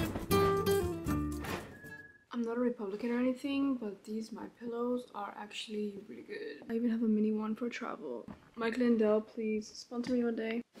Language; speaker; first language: English; early bilingual, other home language; Spanish